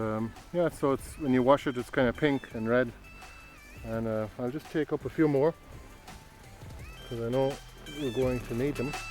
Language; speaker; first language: English; native; English